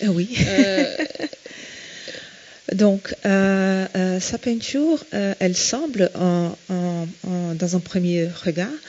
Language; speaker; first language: French; non-native, fluent; Portuguese